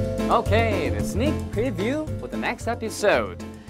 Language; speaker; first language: English; non-native, fluent; Korean